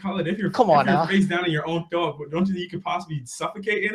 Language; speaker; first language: English; native; English